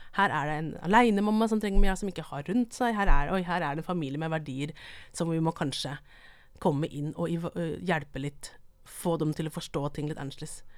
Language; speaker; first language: Norwegian; non-native, local second language; Vietnamese